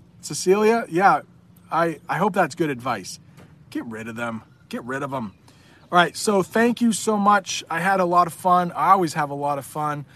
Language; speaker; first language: English; native; English